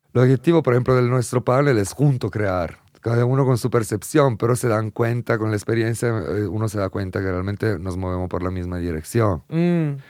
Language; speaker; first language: Spanish; non-native, fluent; Italian